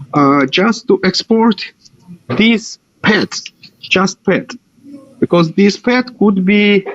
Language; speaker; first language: English; non-native, fluent; Russian